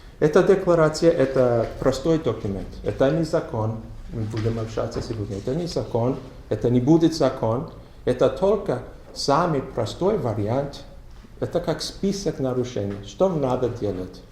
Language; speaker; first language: Russian; non-native, learner; English